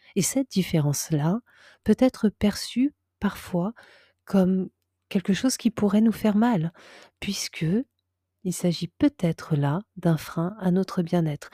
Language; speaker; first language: French; native; French